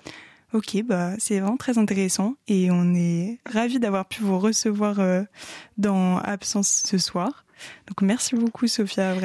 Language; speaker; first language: French; native; French